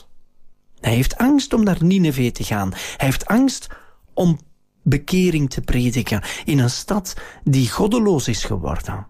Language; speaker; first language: Dutch; native; Dutch